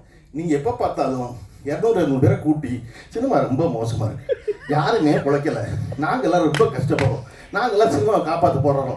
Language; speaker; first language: Tamil; native; Tamil